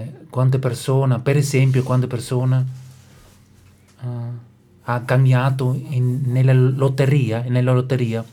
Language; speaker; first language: Italian; non-native, learner; German